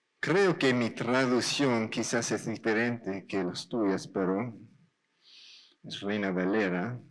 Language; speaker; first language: Spanish; non-native, learner; English